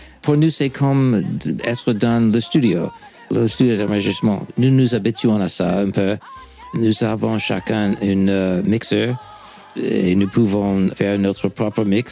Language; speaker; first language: French; non-native, fluent; English